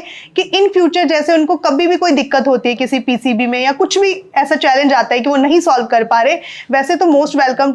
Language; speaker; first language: Hindi; native; Hindi